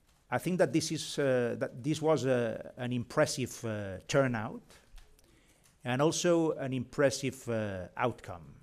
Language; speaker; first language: English; non-native, fluent; Catalan